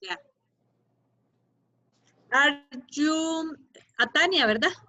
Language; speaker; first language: English; non-native, learner; Spanish